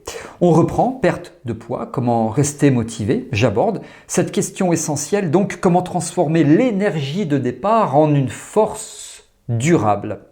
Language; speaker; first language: French; native; French